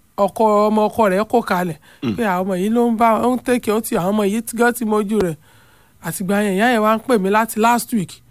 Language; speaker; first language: Yoruba; native; Yoruba